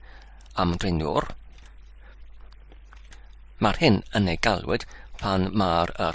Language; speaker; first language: Welsh; non-native, learner; English